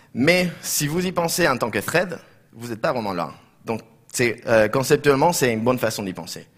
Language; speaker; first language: French; non-native, fluent; Spanish